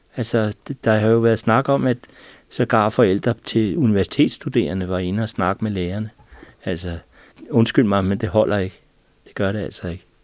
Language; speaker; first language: Danish; native; Danish